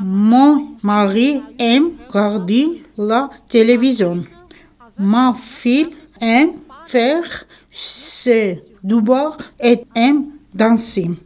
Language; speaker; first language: French; non-native, learner; Armenian